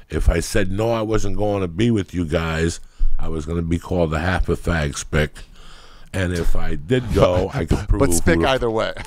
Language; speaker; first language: English; native; English